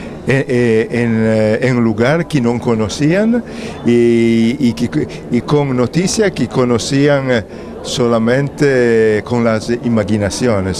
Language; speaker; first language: Spanish; non-native, fluent; Italian